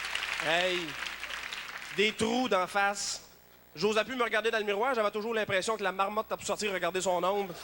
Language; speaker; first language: French; native; French